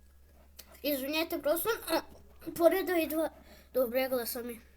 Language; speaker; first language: Bulgarian; non-native, local second language; Turkish